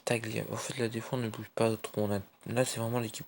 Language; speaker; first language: French; native; French